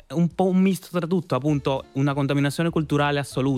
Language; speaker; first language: Italian; non-native, fluent; Spanish